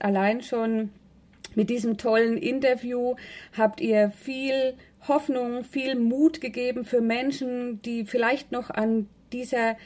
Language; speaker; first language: German; native; German